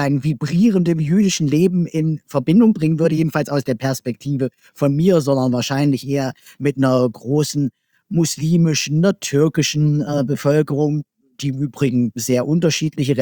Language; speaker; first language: German; native; German